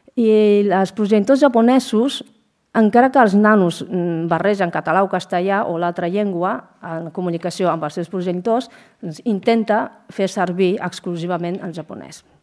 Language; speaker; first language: Catalan; non-native, fluent; Japanese